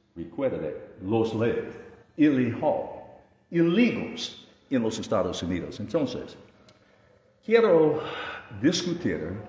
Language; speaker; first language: Spanish; non-native, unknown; English